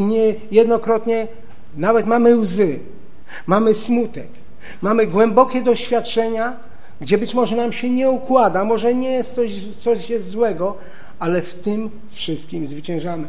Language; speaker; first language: Polish; native; Polish